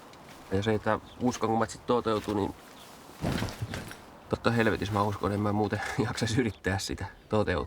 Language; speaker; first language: Finnish; native; Finnish